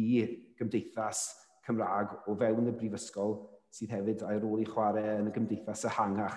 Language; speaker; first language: Welsh; native; Welsh